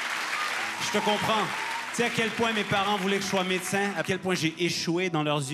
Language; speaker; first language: French; native; French